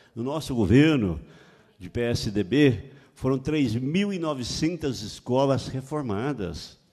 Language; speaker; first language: Portuguese; native; Portuguese